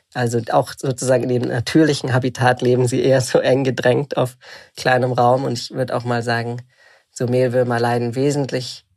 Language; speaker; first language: German; native; German